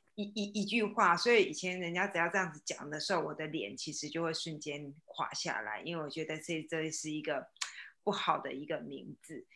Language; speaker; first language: Chinese; native; Chinese